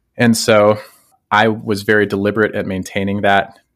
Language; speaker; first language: English; native; English